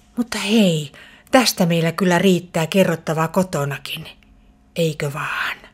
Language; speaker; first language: Finnish; native; Finnish